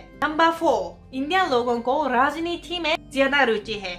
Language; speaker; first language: Hindi; non-native, fluent; Japanese